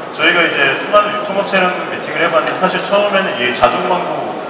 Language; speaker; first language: Korean; native; Korean